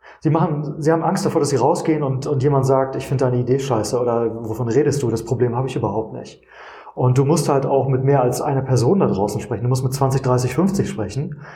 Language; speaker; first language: German; native; German